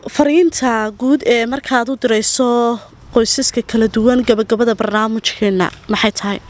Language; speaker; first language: Somali; native; Somali